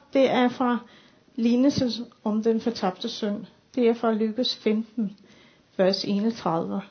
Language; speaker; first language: Danish; non-native, fluent; English